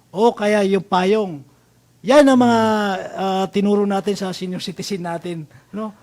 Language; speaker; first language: Filipino; non-native, local second language; Maranao